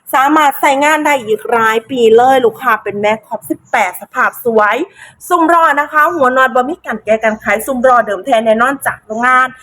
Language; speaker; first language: Thai; native; Thai